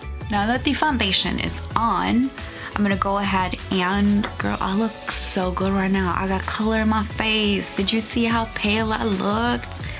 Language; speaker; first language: English; early bilingual, other home language; Spanish